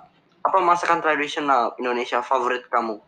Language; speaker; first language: Indonesian; non-native, learner; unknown